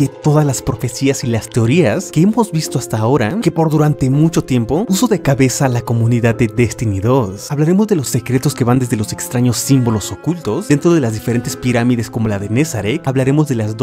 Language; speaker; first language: Spanish; native; Spanish